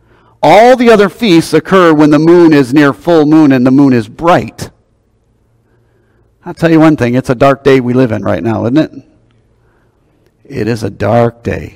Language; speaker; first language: English; native; English